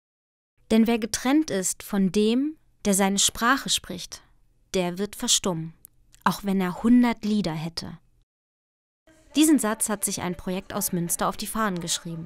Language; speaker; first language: German; native; German